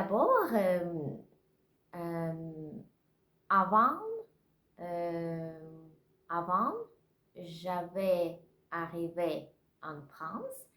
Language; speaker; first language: French; non-native, learner; Russian